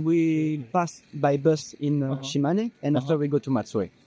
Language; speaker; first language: English; non-native, learner; French